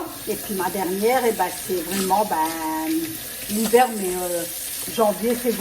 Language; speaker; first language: French; native; French